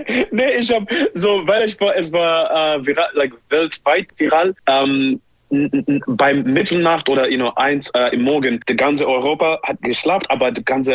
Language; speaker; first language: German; non-native, learner; English